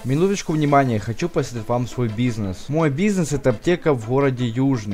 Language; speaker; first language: Russian; native; Russian